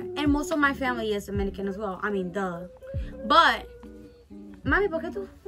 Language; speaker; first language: English; early bilingual, other home language; Spanish